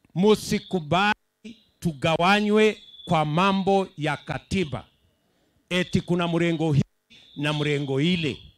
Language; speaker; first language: Swahili; non-native, local second language; Kalenjin